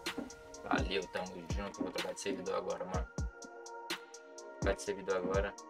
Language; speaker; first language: Portuguese; native; Portuguese